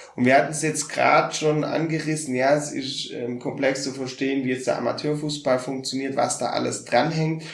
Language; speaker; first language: German; native; German